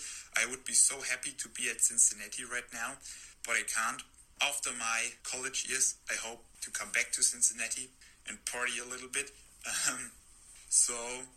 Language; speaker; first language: English; non-native, fluent; German